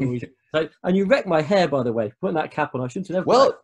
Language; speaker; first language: English; native; English